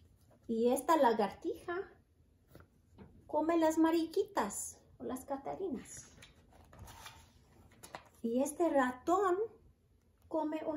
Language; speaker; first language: Spanish; early bilingual, heritage; Spanish